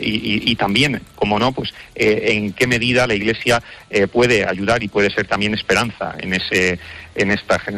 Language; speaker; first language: Spanish; native; Spanish